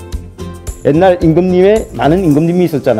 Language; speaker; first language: Korean; native; Korean